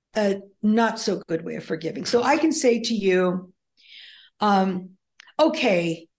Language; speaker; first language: English; early bilingual, other home language; Greek